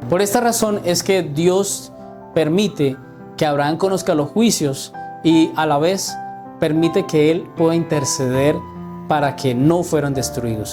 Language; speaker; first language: Spanish; native; Spanish